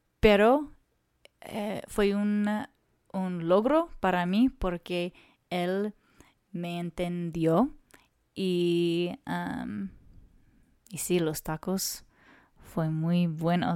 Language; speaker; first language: Spanish; non-native, learner; English